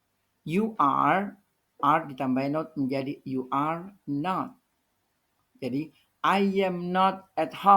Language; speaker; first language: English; non-native, fluent; Indonesian